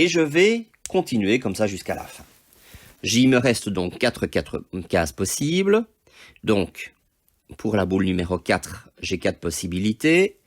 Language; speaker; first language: French; native; French